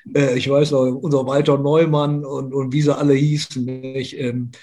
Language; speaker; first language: German; native; German